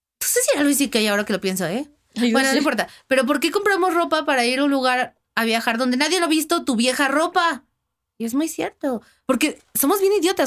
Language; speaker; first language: Spanish; native; Spanish